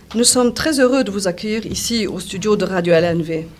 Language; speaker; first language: French; non-native, local second language; Luxembourgish